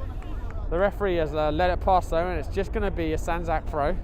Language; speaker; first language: English; native; English